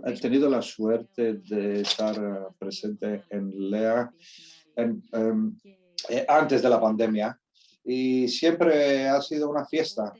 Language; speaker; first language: Spanish; non-native, fluent; Greek